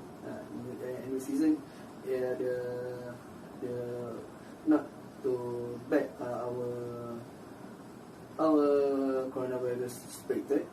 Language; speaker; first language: English; non-native, local second language; Malay